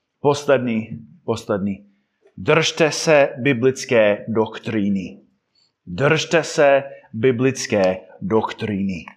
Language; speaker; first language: Czech; non-native, fluent; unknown